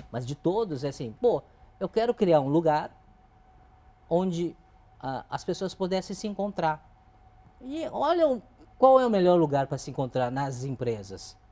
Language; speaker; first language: Portuguese; early bilingual, other home language; Chinese